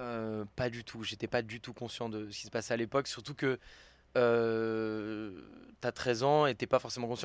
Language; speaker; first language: French; native; French